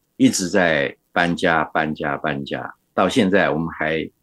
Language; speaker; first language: Chinese; non-native, local second language; Hakka Chinese